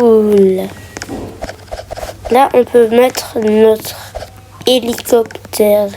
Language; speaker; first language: French; native; French